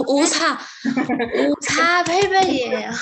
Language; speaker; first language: Korean; non-native, learner; Arabic